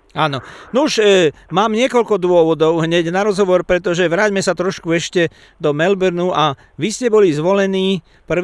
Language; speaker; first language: Slovak; native; Slovak